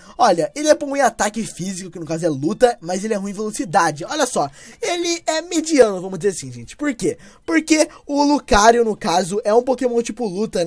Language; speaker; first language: Portuguese; native; Portuguese